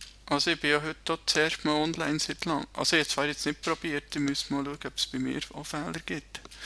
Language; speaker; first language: German; native; German